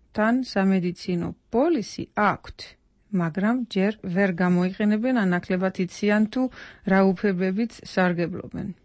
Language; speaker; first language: Georgian; non-native, fluent; Dutch